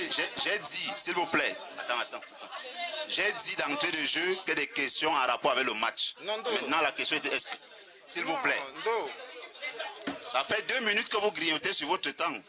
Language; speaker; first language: French; native; French